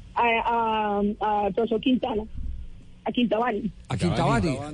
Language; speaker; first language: Spanish; native; Spanish